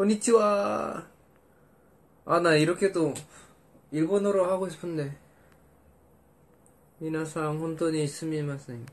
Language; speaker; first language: Korean; non-native, learner; Indonesian